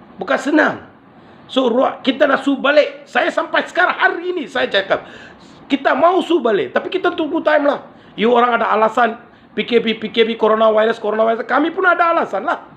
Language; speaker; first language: Malay; non-native, local second language; Tamil